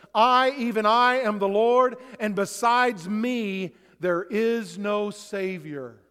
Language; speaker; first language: English; native; English